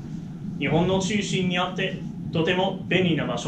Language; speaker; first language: Japanese; non-native, learner; English